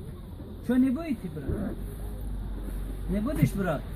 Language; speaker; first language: Russian; non-native, learner; Tajik